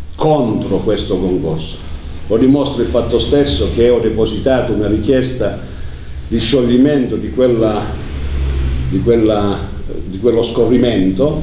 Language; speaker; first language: Italian; native; Italian